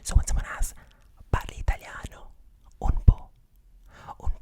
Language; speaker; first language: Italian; non-native, learner; English